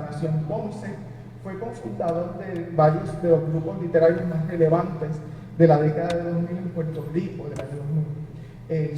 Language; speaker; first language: Spanish; native; Spanish